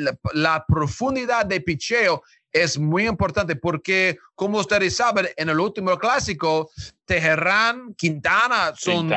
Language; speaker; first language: Spanish; non-native, learner; English